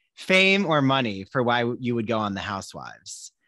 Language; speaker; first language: English; native; English